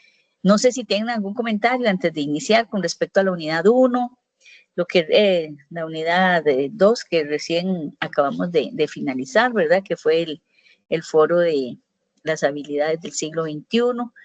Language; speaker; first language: Spanish; native; Spanish